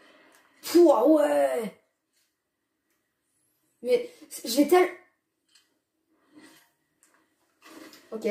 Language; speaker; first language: French; native; French